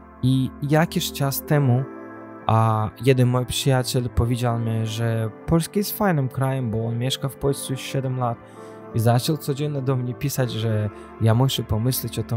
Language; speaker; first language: Polish; non-native, learner; Azerbaijani